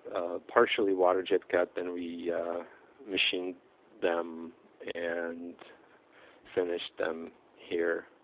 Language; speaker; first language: English; non-native, fluent; Czech